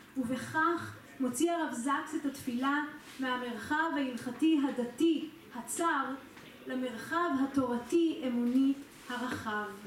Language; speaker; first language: Hebrew; native; Hebrew